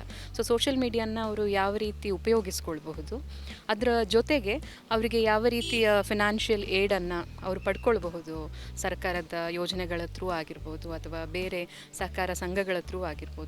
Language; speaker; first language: Kannada; native; Kannada